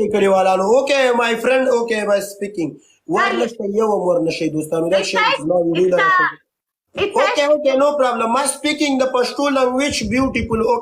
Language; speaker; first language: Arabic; non-native, learner; Pashto